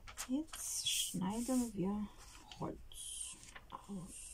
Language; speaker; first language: German; non-native, learner; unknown